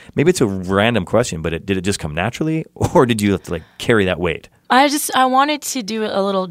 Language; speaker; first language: English; native; English